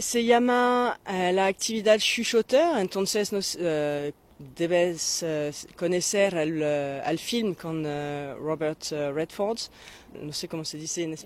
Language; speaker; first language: Spanish; non-native, fluent; French